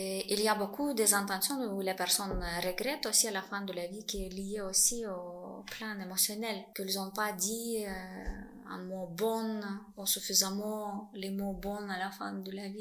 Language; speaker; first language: French; non-native, fluent; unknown